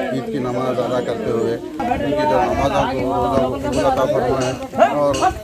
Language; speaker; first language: Hindi; non-native, local second language; Urdu